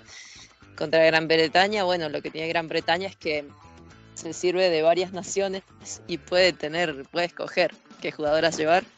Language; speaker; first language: Spanish; native; Spanish